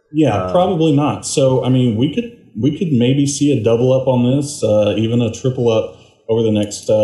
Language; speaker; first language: English; native; English